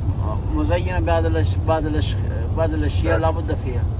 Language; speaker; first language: Arabic; non-native, learner; Urdu